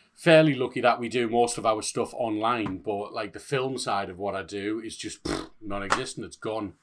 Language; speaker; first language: English; native; English